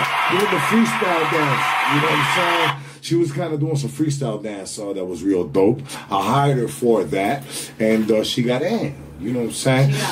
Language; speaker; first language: English; early bilingual, other home language; Spanish